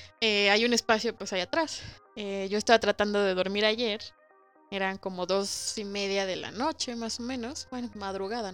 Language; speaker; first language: Spanish; native; Spanish